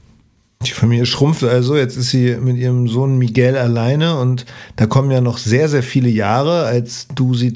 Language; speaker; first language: German; native; German